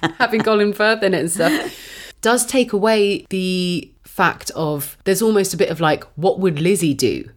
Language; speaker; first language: English; native; English